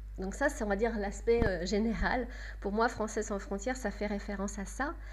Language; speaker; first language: French; native; French